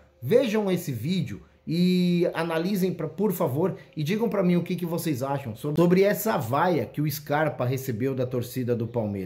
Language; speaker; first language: Portuguese; native; Portuguese